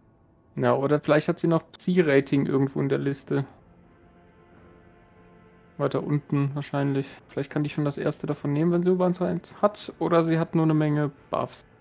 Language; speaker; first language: German; native; German